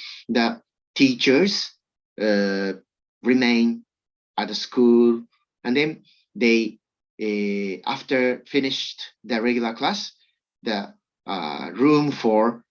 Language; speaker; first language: English; non-native, learner; Japanese